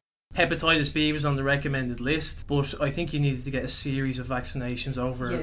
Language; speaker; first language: English; native; English